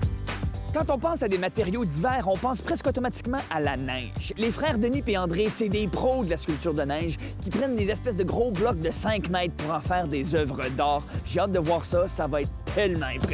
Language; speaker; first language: French; native; French